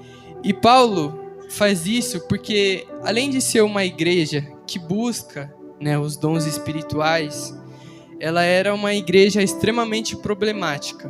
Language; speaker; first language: Portuguese; native; Portuguese